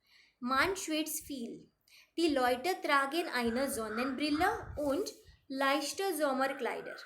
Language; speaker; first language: German; non-native, fluent; Marathi